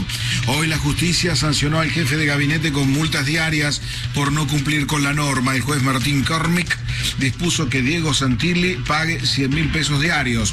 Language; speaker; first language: Spanish; native; Spanish